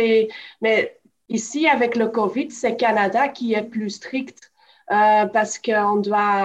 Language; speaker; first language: French; non-native, local second language; Dutch